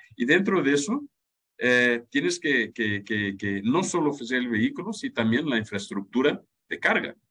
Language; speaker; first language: Spanish; non-native, fluent; German